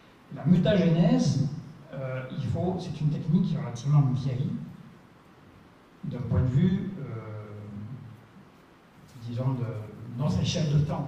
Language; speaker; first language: French; native; French